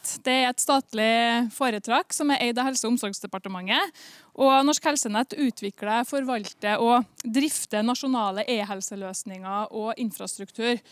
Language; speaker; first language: Norwegian; native; Norwegian